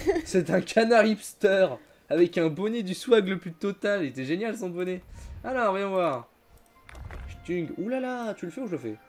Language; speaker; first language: French; native; French